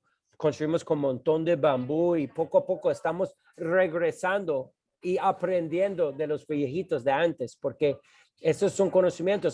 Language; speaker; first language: Spanish; non-native, fluent; English